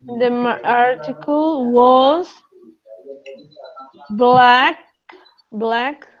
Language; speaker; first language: English; non-native, learner; Spanish